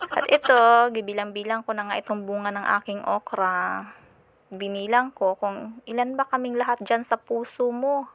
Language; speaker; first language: Filipino; non-native, local second language; Cebuano